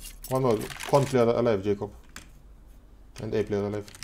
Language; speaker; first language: English; non-native, learner; Romanian